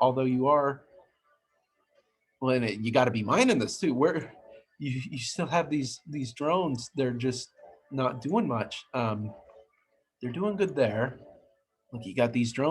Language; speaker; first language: English; native; English